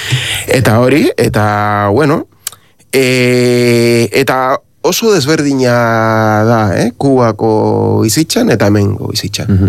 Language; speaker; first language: Basque; non-native, learner; Spanish